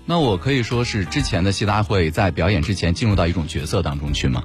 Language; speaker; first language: Chinese; native; Chinese